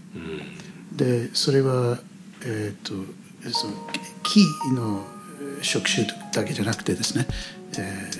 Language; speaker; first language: Japanese; non-native, fluent; English